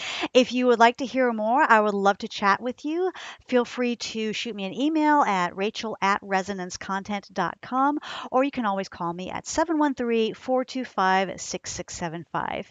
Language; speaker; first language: English; native; English